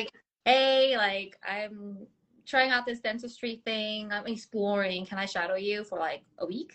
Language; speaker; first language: English; native; English